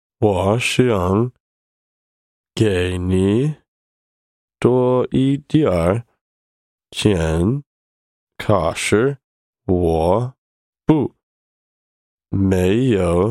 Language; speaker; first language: Chinese; non-native, learner; English